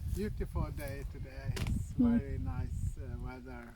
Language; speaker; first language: English; non-native, learner; Swedish